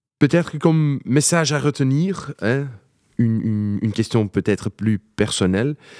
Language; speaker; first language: French; non-native, local second language; Dutch